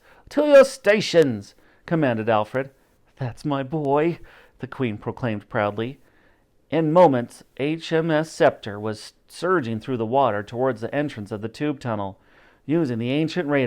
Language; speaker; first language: English; native; English